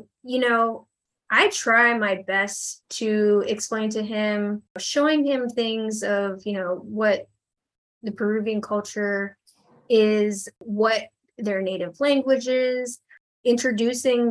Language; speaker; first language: English; native; English